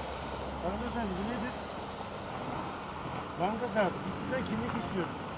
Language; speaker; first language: Turkish; native; Turkish